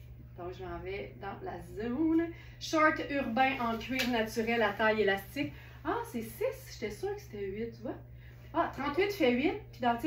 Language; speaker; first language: French; native; French